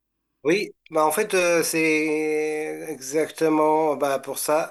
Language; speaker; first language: French; non-native, fluent; Japanese